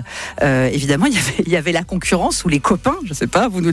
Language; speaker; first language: French; native; French